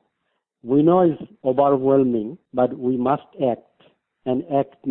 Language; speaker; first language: English; non-native, local second language; Bangla